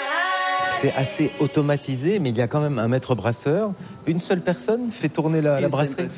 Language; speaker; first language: French; native; French